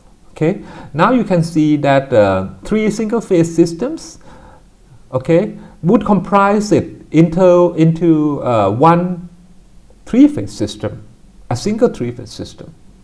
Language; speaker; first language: English; non-native, fluent; Thai